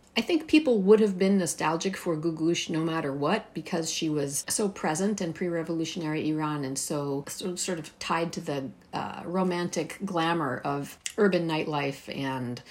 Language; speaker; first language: English; early bilingual, heritage; Persian